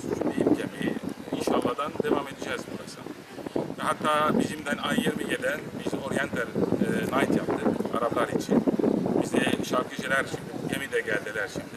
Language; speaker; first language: Turkish; non-native, learner; Arabic